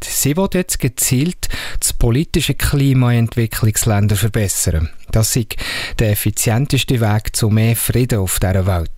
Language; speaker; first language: German; native; German